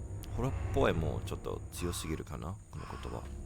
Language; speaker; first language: Japanese; non-native, learner; English